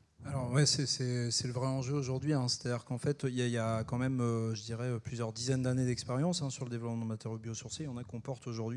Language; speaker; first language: French; native; French